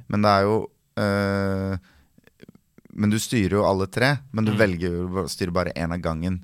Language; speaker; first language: Norwegian; native; Norwegian